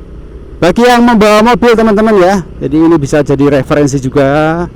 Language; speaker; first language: Indonesian; non-native, local second language; Javanese